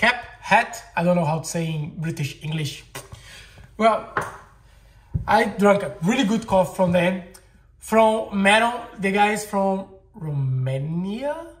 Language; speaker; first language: English; non-native, learner; Portuguese